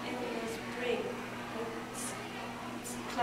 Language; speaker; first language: English; non-native, learner; Korean